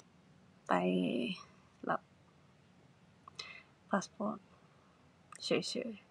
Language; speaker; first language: Thai; non-native, learner; Japanese